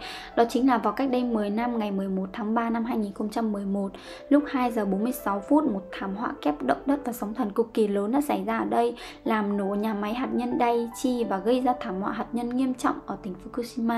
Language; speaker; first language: Vietnamese; native; Vietnamese